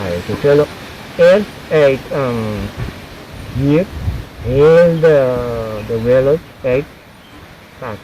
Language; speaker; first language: Dutch; non-native, local second language; Papiamento